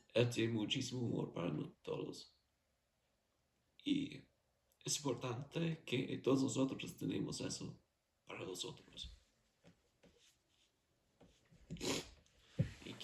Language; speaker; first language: Spanish; non-native, fluent; English